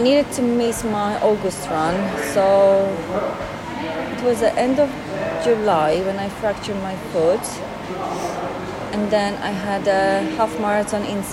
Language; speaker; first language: English; non-native, fluent; Polish